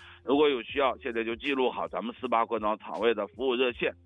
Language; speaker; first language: Chinese; native; Chinese